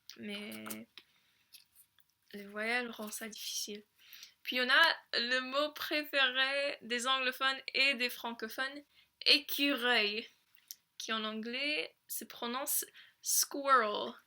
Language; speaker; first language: French; non-native, fluent; English